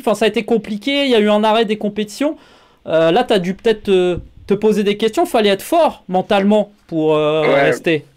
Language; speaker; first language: French; native; French